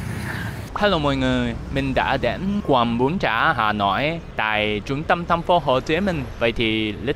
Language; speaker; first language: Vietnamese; non-native, learner; Japanese